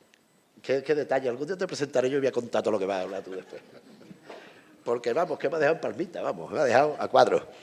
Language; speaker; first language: Spanish; native; Spanish